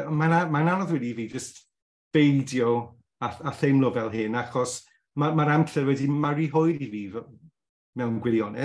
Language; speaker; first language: Welsh; non-native, local second language; English